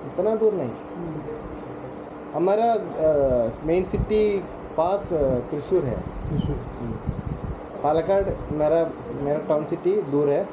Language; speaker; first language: Hindi; non-native, local second language; Malayalam